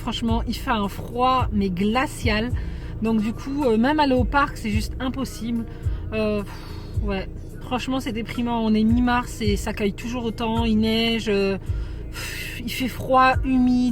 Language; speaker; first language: French; native; French